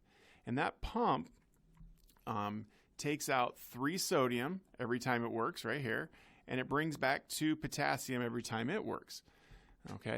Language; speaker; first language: English; native; English